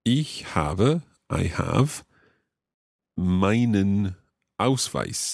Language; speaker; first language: German; non-native, learner; English